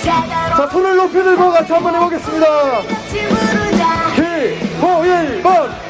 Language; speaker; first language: Korean; native; Korean